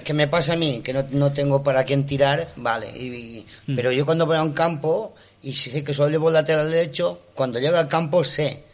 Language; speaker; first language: Spanish; non-native, local second language; Catalan